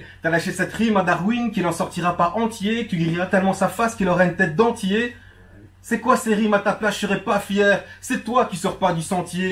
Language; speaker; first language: French; early bilingual, other home language; Turkish